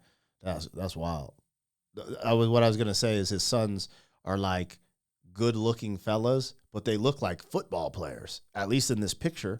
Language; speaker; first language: English; native; English